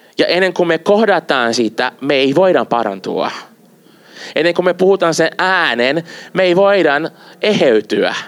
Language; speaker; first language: Finnish; non-native, fluent; Portuguese